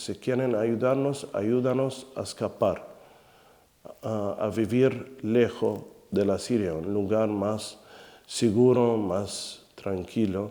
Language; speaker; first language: Spanish; non-native, fluent; Arabic